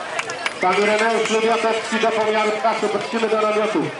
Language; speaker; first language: Polish; native; Polish